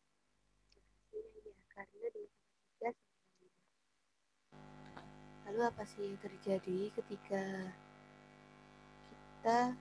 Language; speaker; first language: Indonesian; native; Indonesian